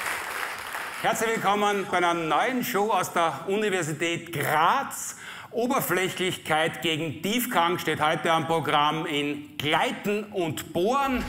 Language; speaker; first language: German; native; German